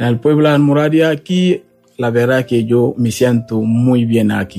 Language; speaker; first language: Spanish; non-native, learner; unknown